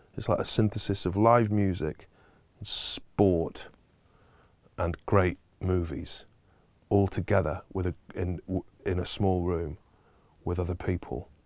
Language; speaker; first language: English; native; English